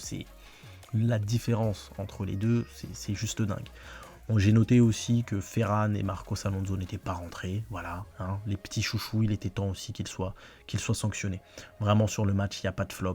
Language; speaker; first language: French; native; French